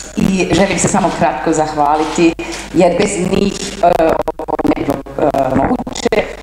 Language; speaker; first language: Croatian; non-native, fluent; German